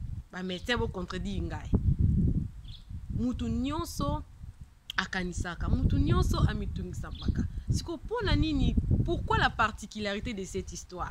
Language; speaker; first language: French; non-native, local second language; Lingala